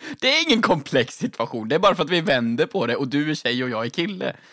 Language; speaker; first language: Swedish; native; Swedish